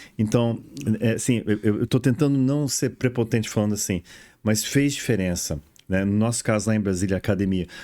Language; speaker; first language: Portuguese; early bilingual, other home language; English